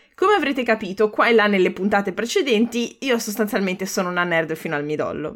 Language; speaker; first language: Italian; native; Italian